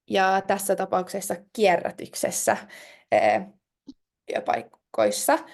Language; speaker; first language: Finnish; non-native, local second language; Swedish